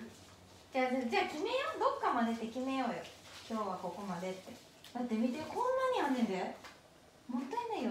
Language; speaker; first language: Japanese; native; Japanese